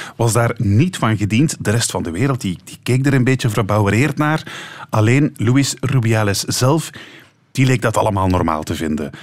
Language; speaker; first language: Dutch; native; Dutch